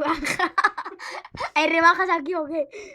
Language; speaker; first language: Spanish; native; Spanish